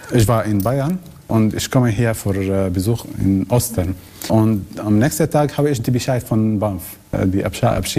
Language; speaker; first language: German; non-native, learner; Arabic